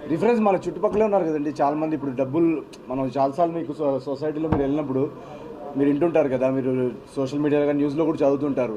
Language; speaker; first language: Telugu; native; Telugu